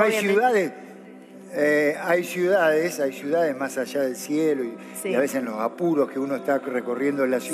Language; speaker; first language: Spanish; native; Spanish